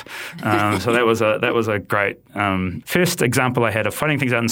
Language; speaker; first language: English; native; English